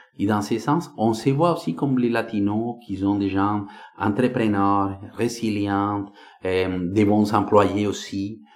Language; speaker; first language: French; non-native, fluent; Spanish